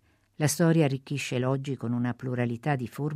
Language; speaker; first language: Italian; native; Italian